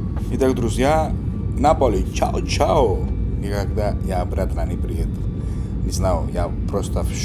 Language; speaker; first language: Russian; non-native, learner; Georgian